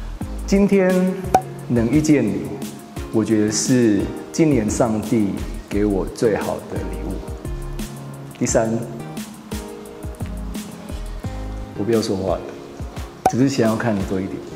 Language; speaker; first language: Chinese; non-native, fluent; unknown